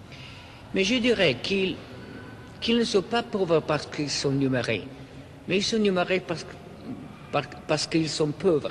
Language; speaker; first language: French; non-native, fluent; Italian